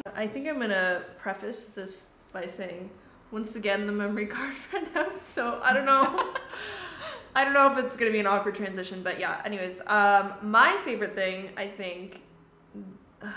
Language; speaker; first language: English; native; English